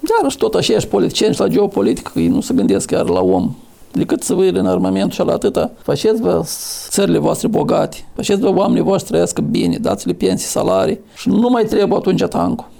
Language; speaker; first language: Romanian; native; Romanian